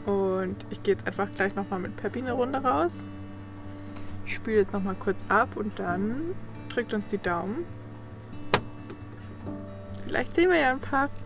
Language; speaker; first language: German; native; German